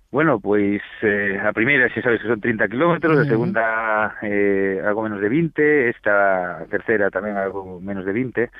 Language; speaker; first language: Galician; non-native, local second language; Spanish